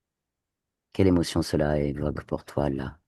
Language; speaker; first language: French; native; French